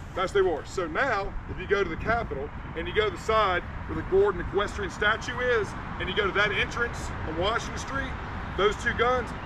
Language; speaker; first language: English; native; English